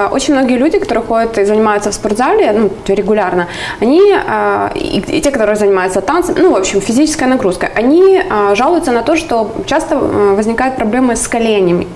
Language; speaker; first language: Russian; non-native, local second language; Ukrainian